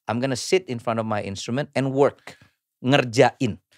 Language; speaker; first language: English; early bilingual, other home language; Indonesian